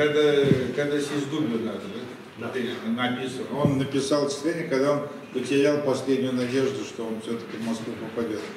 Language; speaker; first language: Russian; native; Russian